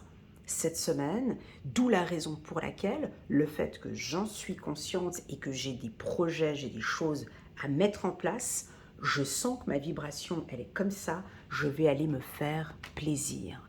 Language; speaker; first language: French; native; French